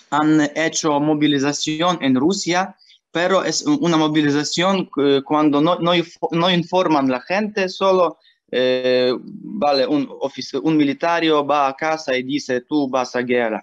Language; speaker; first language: Spanish; non-native, learner; Ukrainian